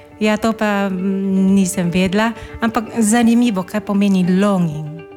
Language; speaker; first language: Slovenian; non-native, learner; Filipino